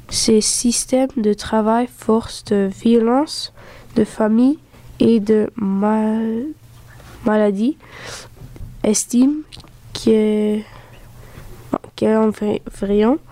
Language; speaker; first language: French; early bilingual, other home language; Dutch